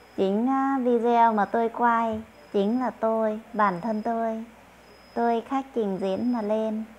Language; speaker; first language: Vietnamese; non-native, local second language; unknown